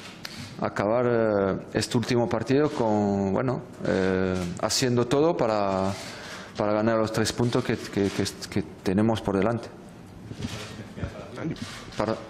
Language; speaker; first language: Spanish; non-native, fluent; French